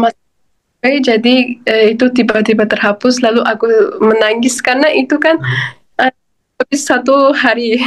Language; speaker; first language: Indonesian; non-native, fluent; Uzbek